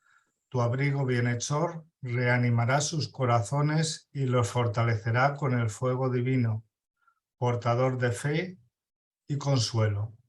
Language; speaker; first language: Spanish; native; Spanish